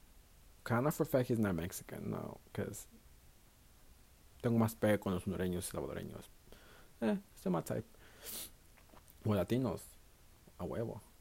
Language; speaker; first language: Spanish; early bilingual, heritage; Spanish